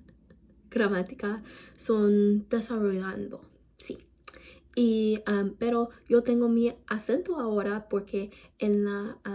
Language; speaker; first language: Spanish; non-native, learner; English